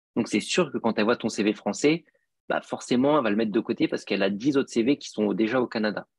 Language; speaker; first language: French; native; French